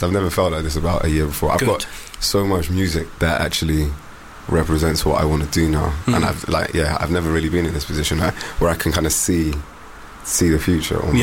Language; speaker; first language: English; native; English